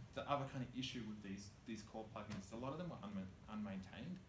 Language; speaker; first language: English; native; English